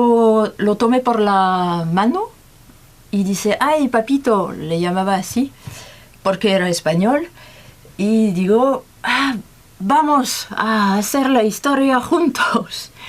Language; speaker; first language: Spanish; non-native, learner; French